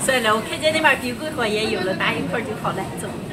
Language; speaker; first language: Chinese; native; Chinese